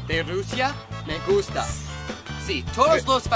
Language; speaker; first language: Spanish; non-native, learner; English